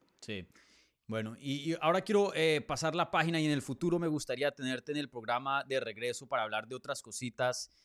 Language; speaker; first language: Spanish; native; Spanish